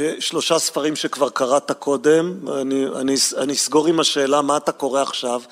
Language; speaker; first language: Hebrew; native; Hebrew